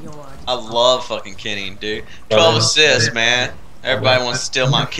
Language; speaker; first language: English; native; English